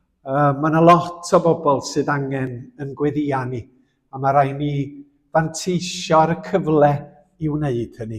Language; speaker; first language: Welsh; native; Welsh